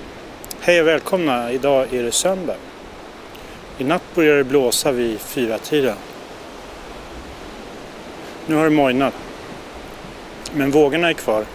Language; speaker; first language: Swedish; native; Swedish